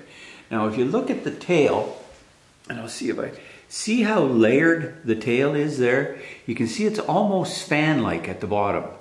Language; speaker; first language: English; native; English